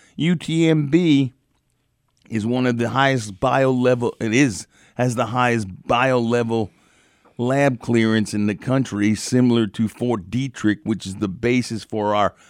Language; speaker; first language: English; native; English